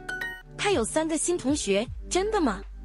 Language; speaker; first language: Chinese; non-native, learner; English